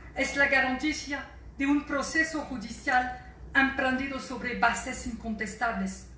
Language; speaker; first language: Spanish; non-native, fluent; French